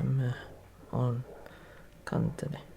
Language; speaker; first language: Finnish; non-native, learner; English